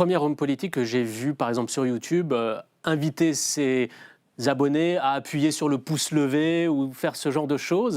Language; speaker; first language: French; native; French